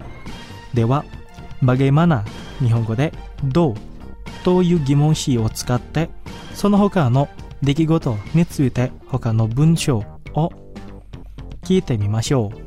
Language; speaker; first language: Japanese; non-native, fluent; Indonesian